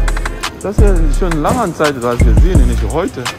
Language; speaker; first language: German; non-native, learner; Lingala